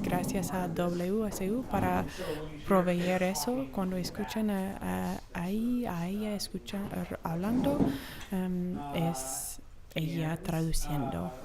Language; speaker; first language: Spanish; non-native, fluent; English